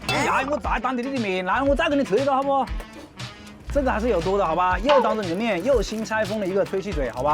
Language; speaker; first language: Chinese; native; Chinese